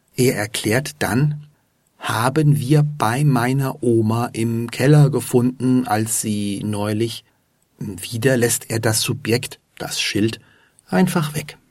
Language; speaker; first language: German; native; German